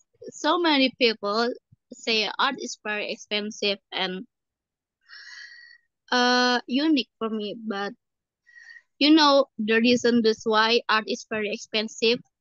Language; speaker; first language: English; non-native, learner; Indonesian